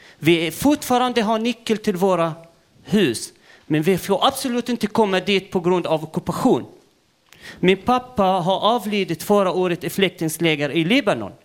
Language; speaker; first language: Swedish; non-native, fluent; Arabic